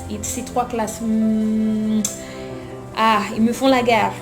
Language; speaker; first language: French; non-native, local second language; Haitian Creole